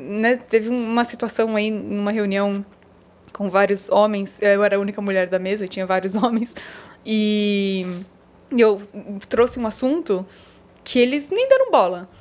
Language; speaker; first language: Portuguese; early bilingual, heritage; Portuguese